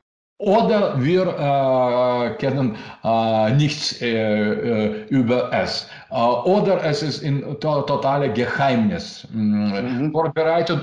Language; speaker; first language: German; non-native, learner; Russian